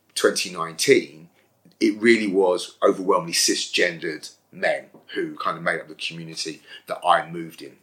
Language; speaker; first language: English; native; English